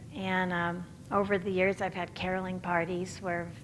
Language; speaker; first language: English; native; English